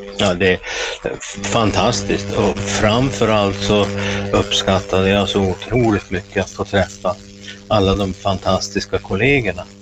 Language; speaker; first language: Swedish; native; Swedish